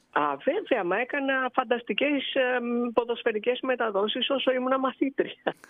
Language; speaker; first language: Greek; native; Greek